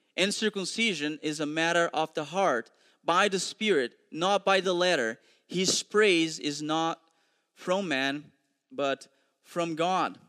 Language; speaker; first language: English; non-native, fluent; Portuguese